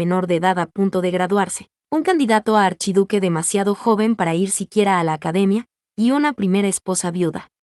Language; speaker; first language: Spanish; native; Spanish